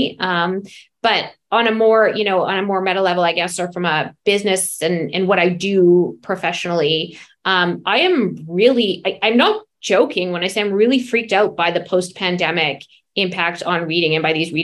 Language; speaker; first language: English; native; English